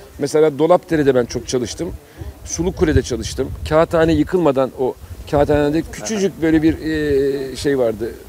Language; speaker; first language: Turkish; native; Turkish